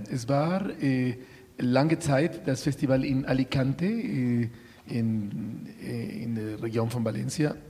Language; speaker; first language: German; non-native, fluent; Spanish